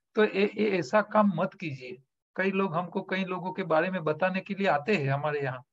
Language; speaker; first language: Hindi; non-native, local second language; Gujarati